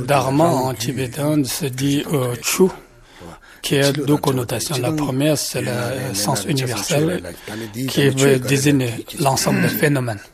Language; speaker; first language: French; non-native, fluent; Tibetan